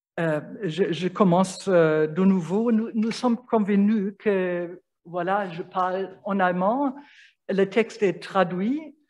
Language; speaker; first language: French; non-native, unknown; German